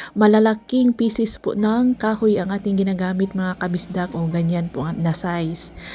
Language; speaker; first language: Filipino; non-native, local second language; Cebuano